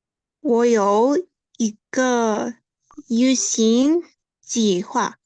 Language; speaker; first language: Chinese; non-native, learner; Spanish